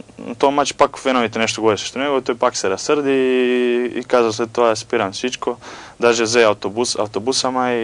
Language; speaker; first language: Bulgarian; non-native, fluent; Croatian